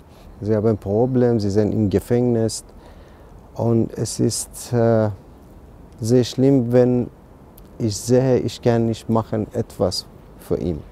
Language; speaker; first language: German; non-native, learner; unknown